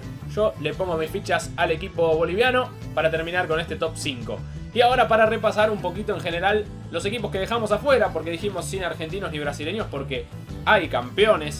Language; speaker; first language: Spanish; native; Spanish